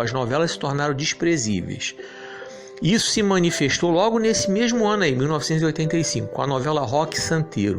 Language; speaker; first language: Portuguese; native; Portuguese